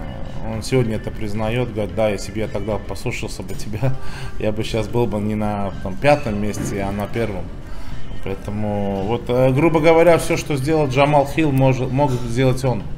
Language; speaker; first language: Russian; native; Russian